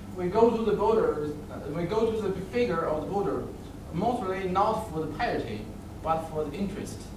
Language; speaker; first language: English; non-native, learner; Chinese